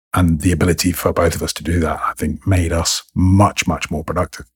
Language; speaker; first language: English; native; English